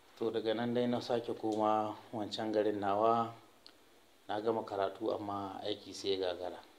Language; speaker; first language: Hausa; early bilingual, heritage; Hausa